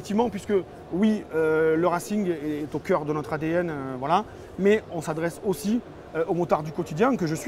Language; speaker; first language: French; native; French